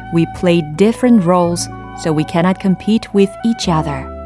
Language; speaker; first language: English; non-native, fluent; Korean